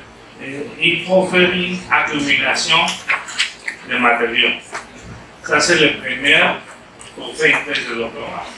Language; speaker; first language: French; non-native, fluent; Spanish